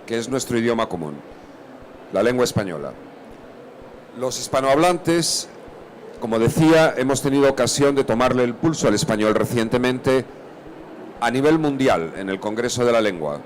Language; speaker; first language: Spanish; native; Spanish